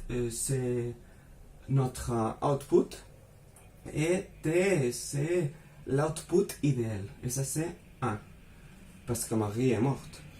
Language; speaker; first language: French; non-native, fluent; Spanish